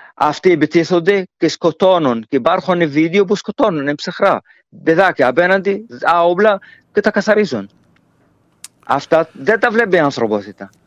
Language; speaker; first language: Greek; non-native, fluent; Arabic